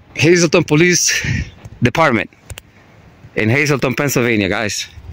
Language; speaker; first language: English; non-native, fluent; Spanish